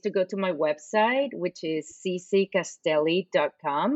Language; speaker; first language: English; non-native, fluent; Spanish